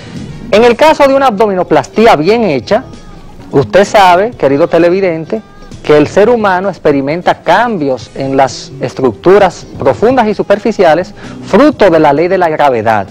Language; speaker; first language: Spanish; native; Spanish